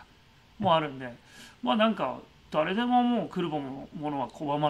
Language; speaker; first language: Japanese; native; Japanese